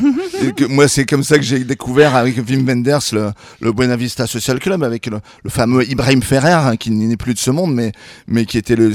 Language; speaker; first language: French; native; French